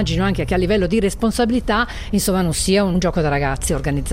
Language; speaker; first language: Italian; native; Italian